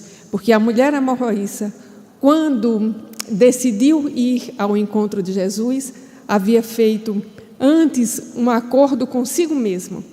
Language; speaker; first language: Portuguese; native; Portuguese